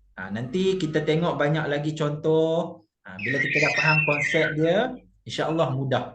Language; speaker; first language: Malay; native; Malay